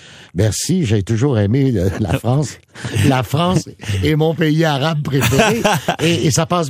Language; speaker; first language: French; native; French